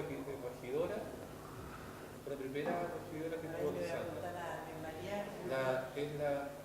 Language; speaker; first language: Spanish; native; Spanish